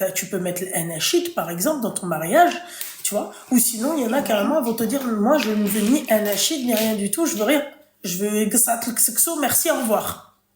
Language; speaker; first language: French; early bilingual, other home language; Arabic